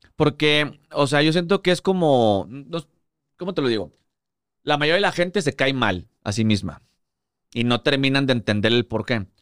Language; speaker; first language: Spanish; native; Spanish